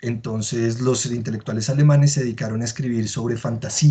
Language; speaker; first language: Spanish; native; Spanish